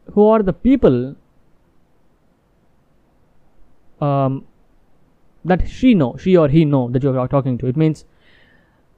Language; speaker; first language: English; non-native, local second language; Telugu